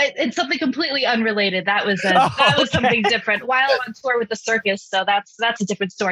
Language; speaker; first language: English; early bilingual, other home language; Chinese